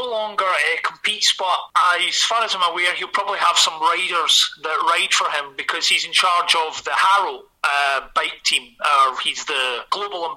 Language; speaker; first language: English; native; English